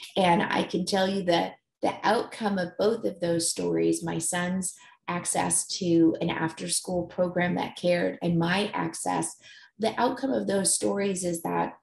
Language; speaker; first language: English; native; English